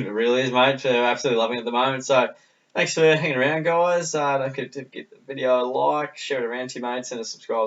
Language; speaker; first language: English; native; English